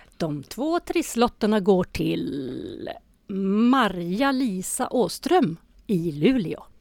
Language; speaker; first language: Swedish; native; Swedish